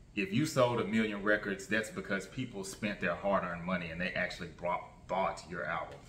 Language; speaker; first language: English; native; English